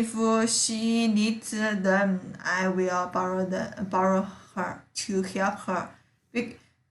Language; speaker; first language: English; non-native, learner; Chinese